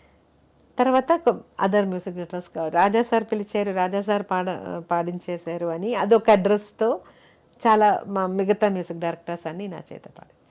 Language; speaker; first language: Telugu; non-native, local second language; Malayalam